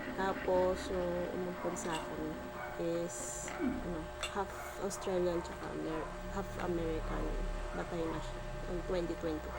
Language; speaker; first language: Filipino; native; Filipino